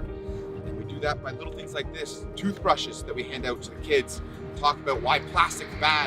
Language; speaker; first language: English; native; English